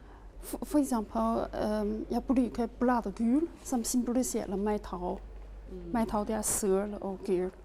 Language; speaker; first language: Norwegian; non-native, learner; Chinese